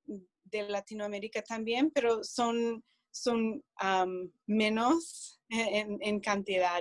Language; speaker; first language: Spanish; non-native, fluent; English